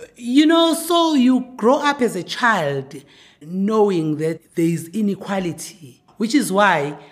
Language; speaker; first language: English; non-native, local second language; Zulu